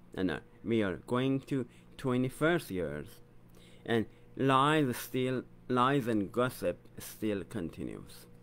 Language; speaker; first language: English; non-native, fluent; Persian